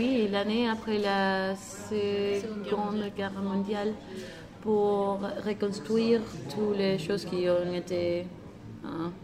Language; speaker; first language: French; non-native, learner; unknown